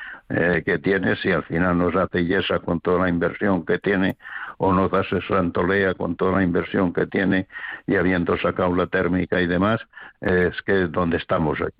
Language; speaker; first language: Spanish; native; Spanish